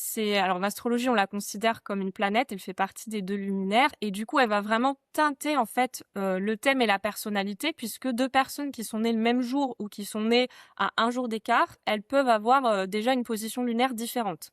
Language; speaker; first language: French; native; French